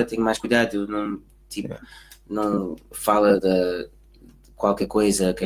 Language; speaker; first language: Portuguese; early bilingual, heritage; Portuguese